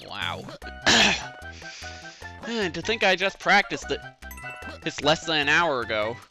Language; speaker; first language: English; native; English